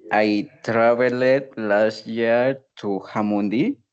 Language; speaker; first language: English; non-native, learner; Spanish